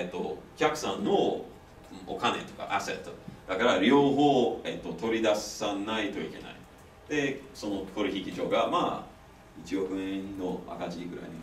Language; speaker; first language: Japanese; non-native, fluent; English